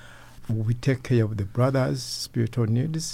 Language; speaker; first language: English; non-native, local second language; Ganda